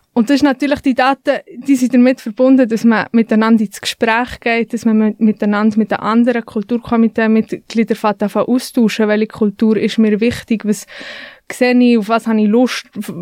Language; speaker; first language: German; native; German